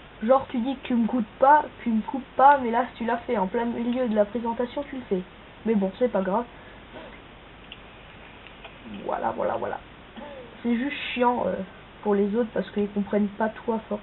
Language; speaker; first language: French; native; French